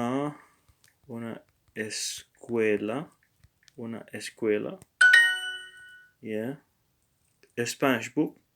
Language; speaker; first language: Spanish; non-native, learner; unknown